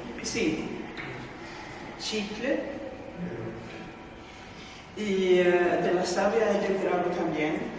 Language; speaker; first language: Spanish; non-native, fluent; Swedish